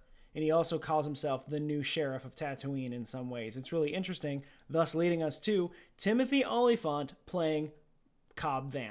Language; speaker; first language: English; native; English